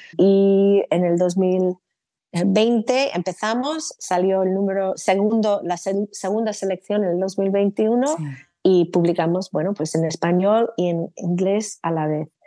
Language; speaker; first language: Spanish; non-native, fluent; English